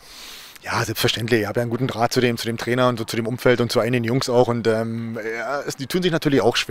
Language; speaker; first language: German; native; German